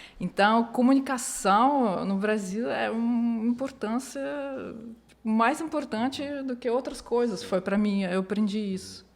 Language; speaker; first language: Portuguese; non-native, fluent; Russian